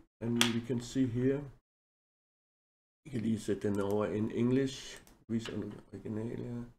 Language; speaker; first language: English; non-native, learner; Danish